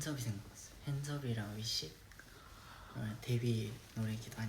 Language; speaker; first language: Korean; non-native, fluent; Japanese